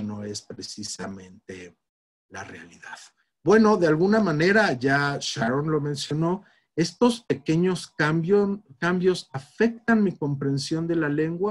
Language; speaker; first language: Spanish; native; Spanish